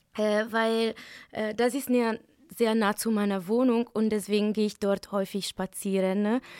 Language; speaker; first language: German; non-native, fluent; Italian